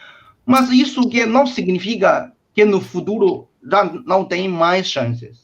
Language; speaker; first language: Portuguese; non-native, fluent; Chinese